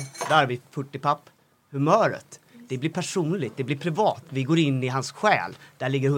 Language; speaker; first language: Swedish; native; Swedish